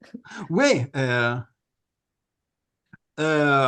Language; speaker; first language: French; non-native, fluent; Italian